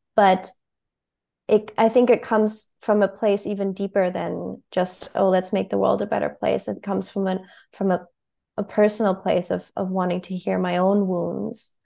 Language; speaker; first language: English; non-native, fluent; German